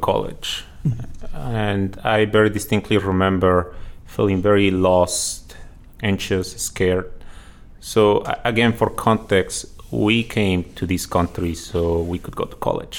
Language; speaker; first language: English; non-native, fluent; Spanish